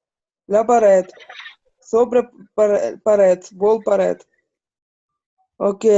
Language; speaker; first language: Spanish; non-native, learner; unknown